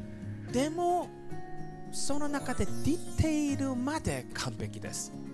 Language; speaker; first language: Japanese; non-native, fluent; Korean